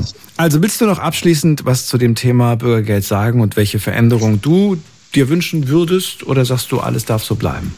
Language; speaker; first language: German; native; German